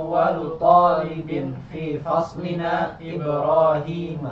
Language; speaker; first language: Arabic; non-native, learner; Indonesian